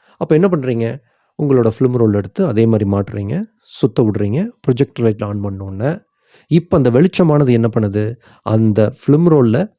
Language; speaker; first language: Tamil; native; Tamil